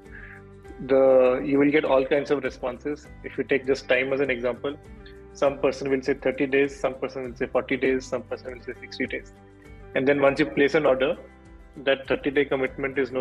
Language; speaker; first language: English; non-native, local second language; Odia